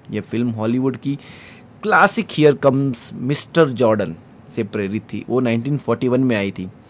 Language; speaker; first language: Hindi; non-native, local second language; Gujarati